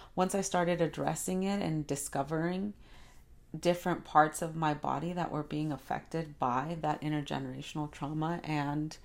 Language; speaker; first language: English; early bilingual, other home language; Spanish